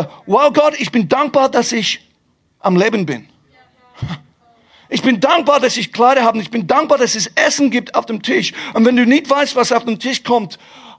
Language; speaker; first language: German; non-native, fluent; English